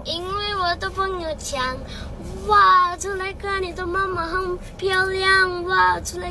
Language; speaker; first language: Chinese; non-native, local second language; Malay